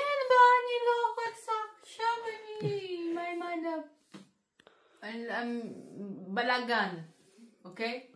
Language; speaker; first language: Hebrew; non-native, learner; Portuguese